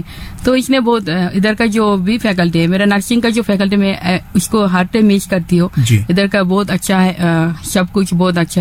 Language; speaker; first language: Hindi; non-native, fluent; Bangla